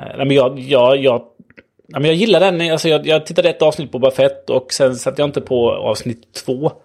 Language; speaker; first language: Swedish; native; Swedish